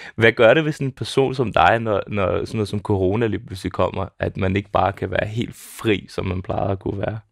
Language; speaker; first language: Danish; early bilingual, other home language; Serbian